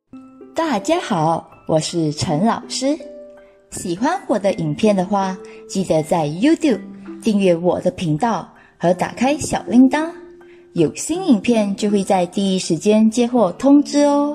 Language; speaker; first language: Chinese; native; Chinese